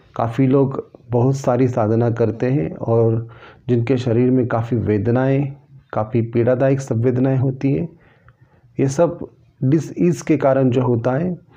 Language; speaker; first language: Hindi; non-native, local second language; Marathi